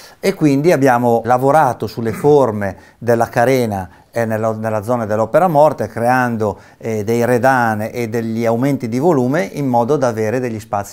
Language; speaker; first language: Italian; native; Italian